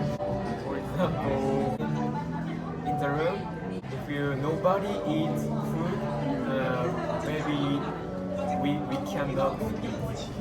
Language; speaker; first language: English; non-native, learner; Japanese